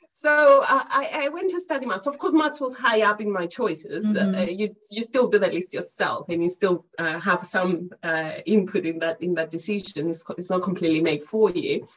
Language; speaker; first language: English; non-native, fluent; Greek